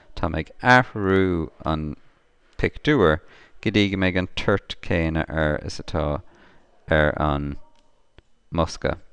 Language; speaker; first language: Irish; native; Irish